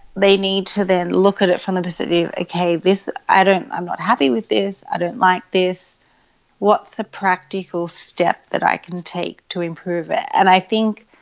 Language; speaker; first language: English; native; English